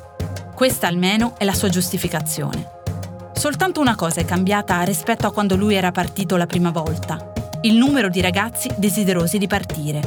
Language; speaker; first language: Italian; native; Italian